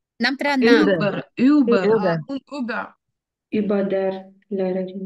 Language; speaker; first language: German; non-native, learner; Ukrainian